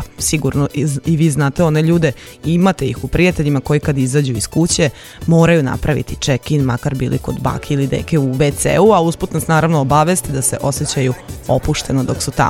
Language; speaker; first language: Serbian; native; Serbian